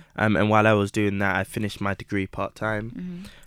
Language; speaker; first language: English; native; English